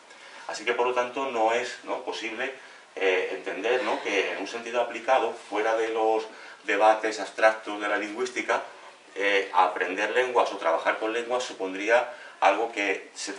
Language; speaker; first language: Spanish; native; Spanish